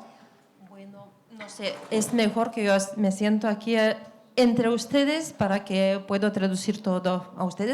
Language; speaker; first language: Spanish; non-native, fluent; Lithuanian